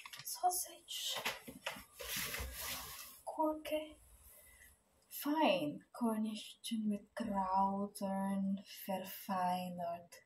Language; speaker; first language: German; non-native, learner; Filipino